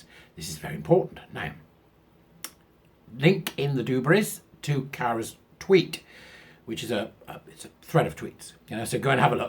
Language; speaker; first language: English; native; English